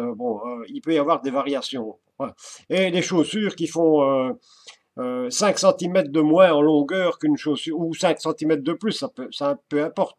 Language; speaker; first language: French; native; French